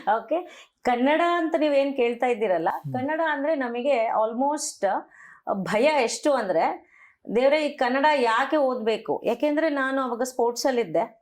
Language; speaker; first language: Kannada; non-native, local second language; Telugu